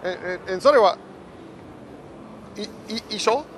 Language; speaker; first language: Japanese; non-native, fluent; English